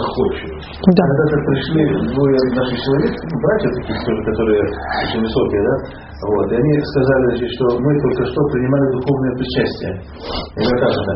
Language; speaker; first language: Russian; native; Russian